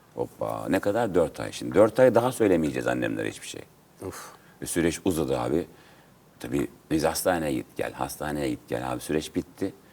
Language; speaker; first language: Turkish; native; Turkish